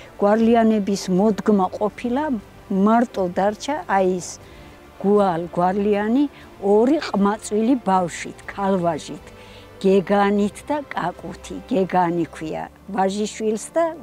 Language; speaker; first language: Georgian; non-native, local second language; Svan